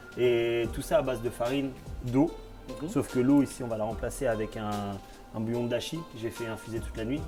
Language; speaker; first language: French; native; French